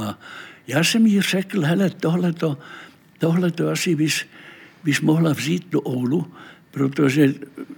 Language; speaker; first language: Czech; non-native, fluent; Finnish